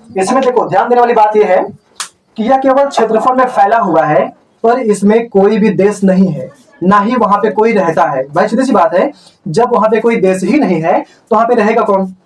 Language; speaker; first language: Hindi; native; Hindi